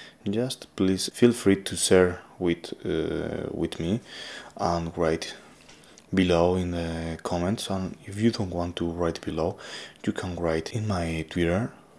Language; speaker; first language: English; non-native, fluent; Spanish